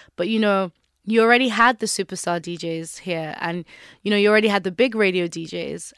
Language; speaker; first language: English; non-native, local second language; Yoruba